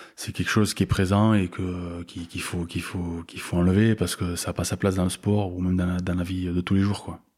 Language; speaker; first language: French; native; French